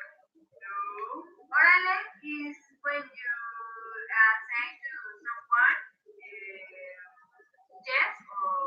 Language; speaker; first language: English; non-native, learner; Spanish